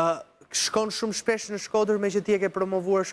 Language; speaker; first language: Albanian; native; Albanian